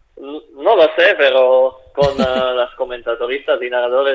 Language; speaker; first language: Spanish; non-native, fluent; Slovak